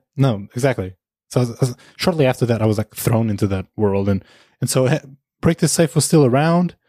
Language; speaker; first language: English; non-native, fluent; Portuguese